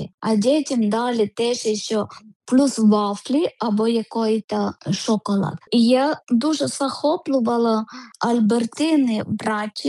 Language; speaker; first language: Ukrainian; non-native, learner; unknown